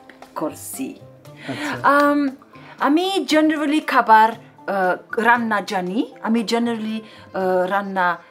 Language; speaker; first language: Bangla; non-native, learner; Romanian